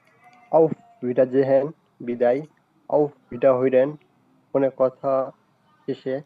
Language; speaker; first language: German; non-native, learner; Bangla